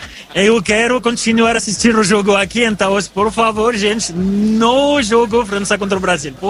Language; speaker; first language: Portuguese; non-native, fluent; French